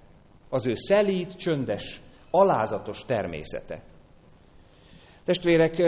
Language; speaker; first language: Hungarian; native; Hungarian